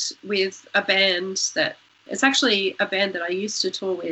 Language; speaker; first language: English; native; English